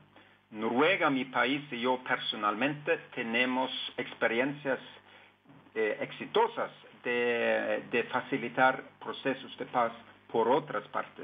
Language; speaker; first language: Spanish; non-native, fluent; Norwegian